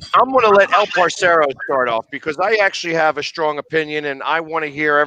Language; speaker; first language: English; native; English